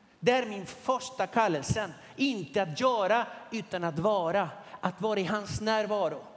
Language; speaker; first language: Swedish; non-native, fluent; Spanish